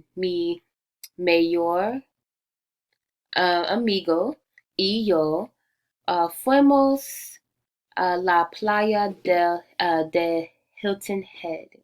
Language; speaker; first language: Spanish; non-native, learner; English